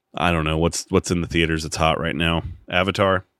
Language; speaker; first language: English; native; English